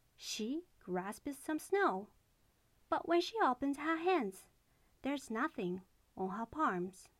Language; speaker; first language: English; non-native, learner; Japanese